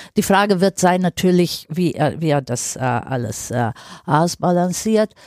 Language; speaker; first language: German; non-native, fluent; Greek